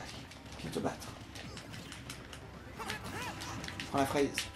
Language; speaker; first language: French; native; French